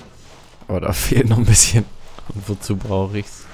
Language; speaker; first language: German; native; German